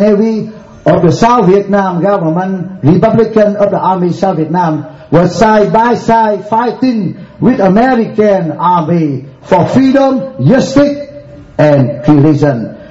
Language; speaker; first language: English; non-native, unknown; Vietnamese